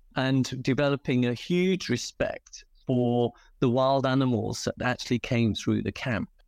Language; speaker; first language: English; native; English